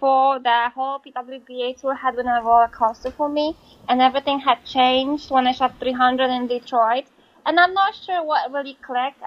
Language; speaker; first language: English; non-native, fluent; Polish